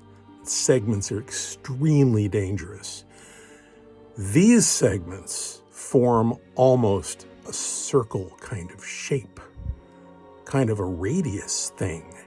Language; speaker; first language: English; native; English